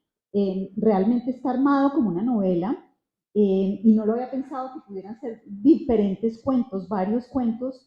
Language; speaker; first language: Spanish; native; Spanish